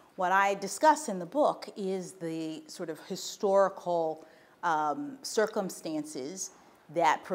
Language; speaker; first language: English; native; English